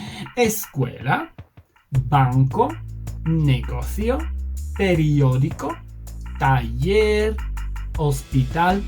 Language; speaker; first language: Spanish; non-native, fluent; English